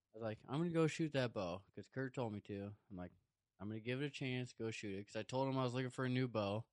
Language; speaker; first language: English; native; English